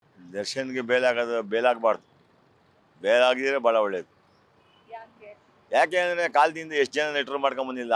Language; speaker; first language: Kannada; native; Kannada